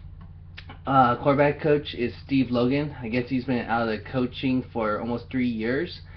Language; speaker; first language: English; native; English